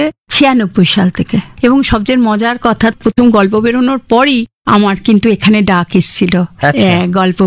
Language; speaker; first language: Bangla; native; Bangla